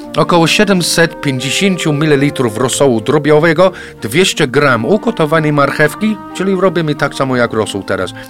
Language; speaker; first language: Polish; non-native, fluent; English